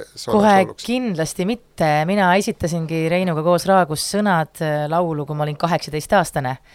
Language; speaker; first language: Estonian; native; Estonian